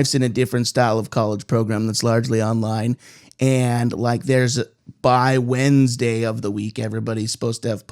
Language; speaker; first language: English; native; English